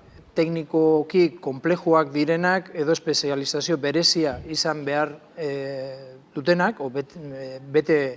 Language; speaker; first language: Basque; native; Basque